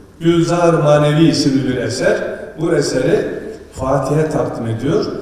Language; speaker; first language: Turkish; native; Turkish